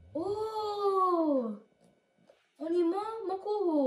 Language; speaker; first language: Nepali; early bilingual, heritage; Nepali